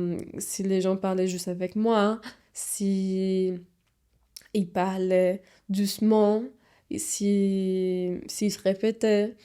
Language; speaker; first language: French; non-native, fluent; Portuguese